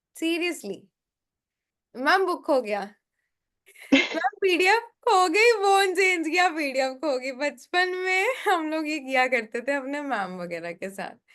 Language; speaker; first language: Hindi; native; Hindi